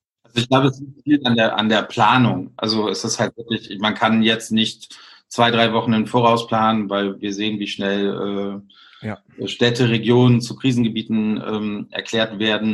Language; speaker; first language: German; native; German